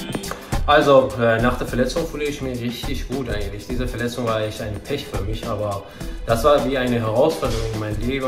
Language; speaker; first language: German; non-native, fluent; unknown